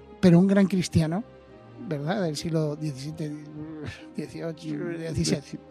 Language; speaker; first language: Spanish; native; Spanish